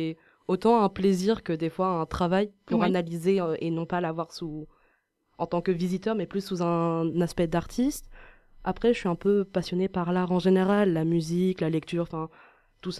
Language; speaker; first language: French; native; French